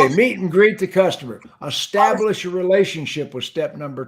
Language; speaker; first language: English; native; English